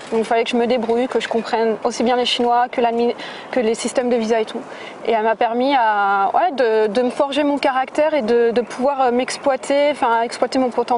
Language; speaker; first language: French; native; French